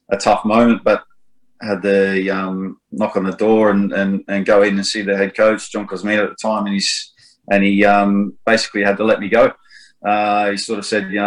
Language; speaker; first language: English; native; English